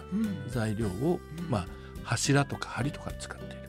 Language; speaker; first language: Japanese; native; Japanese